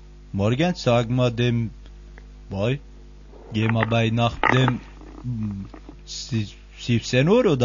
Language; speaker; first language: German; non-native, learner; Turkish